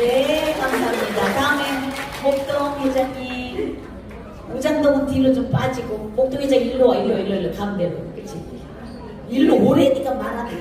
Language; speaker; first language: Korean; native; Korean